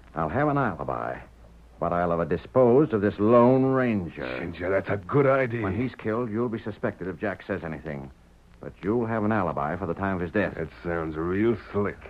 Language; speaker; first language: English; native; English